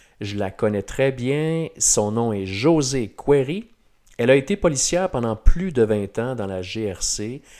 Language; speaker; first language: French; native; French